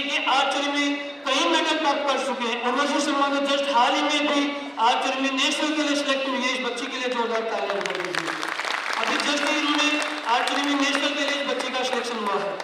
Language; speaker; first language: Hindi; native; Hindi